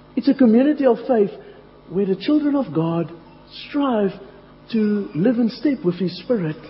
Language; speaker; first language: English; non-native, local second language; Afrikaans